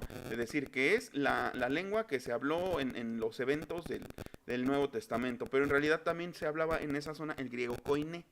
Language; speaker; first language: Spanish; native; Spanish